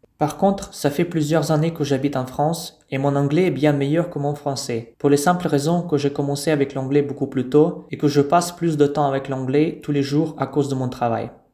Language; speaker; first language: French; non-native, fluent; Russian